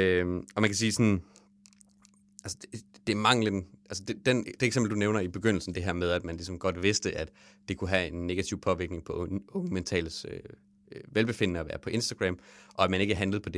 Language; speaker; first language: Danish; native; Danish